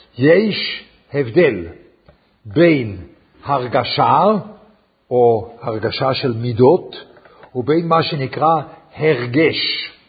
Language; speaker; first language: Hebrew; non-native, fluent; English